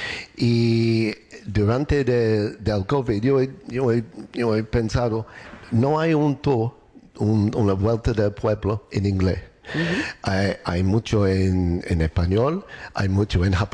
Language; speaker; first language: Spanish; non-native, learner; English